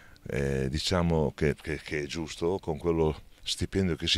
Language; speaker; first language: Italian; native; Italian